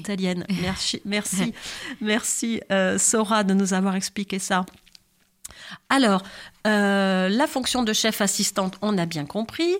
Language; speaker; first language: French; native; French